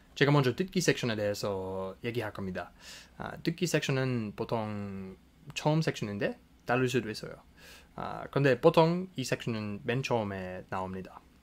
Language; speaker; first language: Korean; non-native, fluent; English